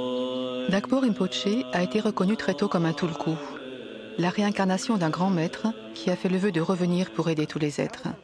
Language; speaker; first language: French; native; French